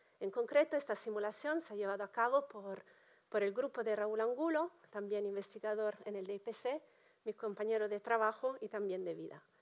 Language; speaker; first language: Spanish; non-native, fluent; Italian